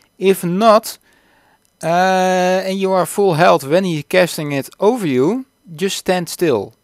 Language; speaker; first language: English; non-native, fluent; Dutch